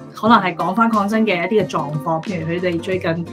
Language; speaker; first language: Cantonese; native; Cantonese